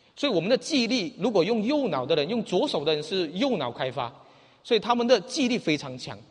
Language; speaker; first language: Chinese; native; Chinese